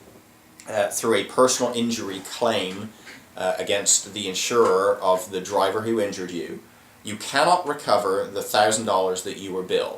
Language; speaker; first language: English; native; English